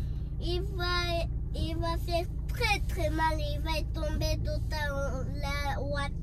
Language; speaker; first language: French; early bilingual, heritage; French